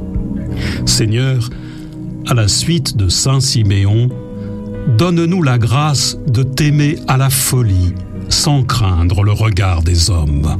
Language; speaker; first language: French; native; French